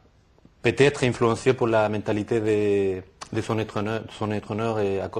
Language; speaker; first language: French; non-native, fluent; Spanish